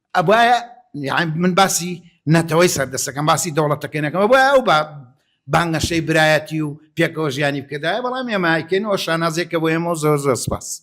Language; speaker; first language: Central Kurdish; native; Central Kurdish